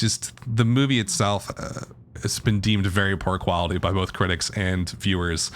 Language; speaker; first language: English; native; English